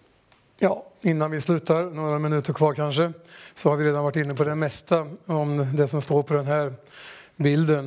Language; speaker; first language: Swedish; native; Swedish